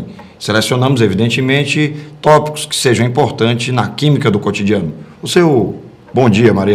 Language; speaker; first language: Portuguese; native; Portuguese